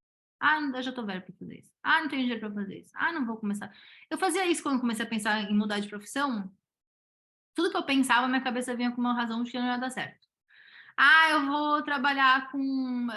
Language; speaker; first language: Portuguese; native; Portuguese